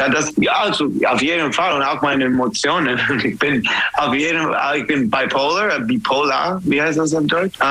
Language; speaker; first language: German; non-native, learner; English